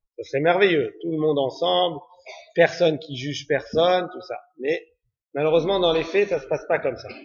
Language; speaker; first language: French; native; French